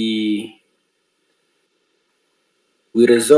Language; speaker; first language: English; non-native, learner; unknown